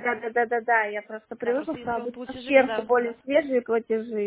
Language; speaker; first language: Russian; native; Russian